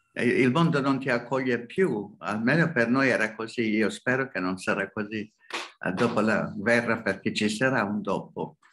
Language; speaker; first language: Italian; non-native, fluent; Hungarian